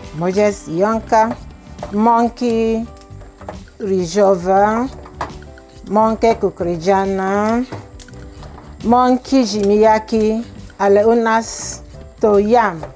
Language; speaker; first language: Polish; non-native, learner; Igbo